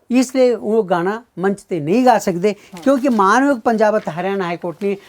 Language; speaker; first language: Punjabi; non-native, fluent; Marathi